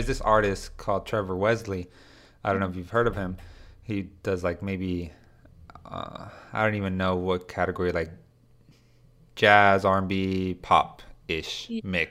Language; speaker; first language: English; early bilingual, other home language; Spanish